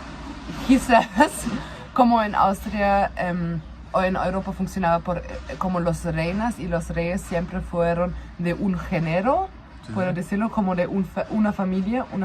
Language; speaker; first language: Spanish; non-native, fluent; German